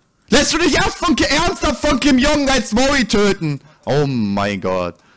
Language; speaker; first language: German; native; German